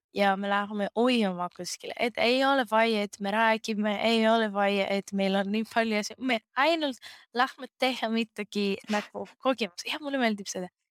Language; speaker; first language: Estonian; non-native, learner; Greek